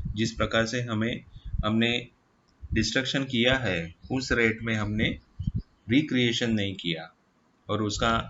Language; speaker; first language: Hindi; non-native, local second language; Marathi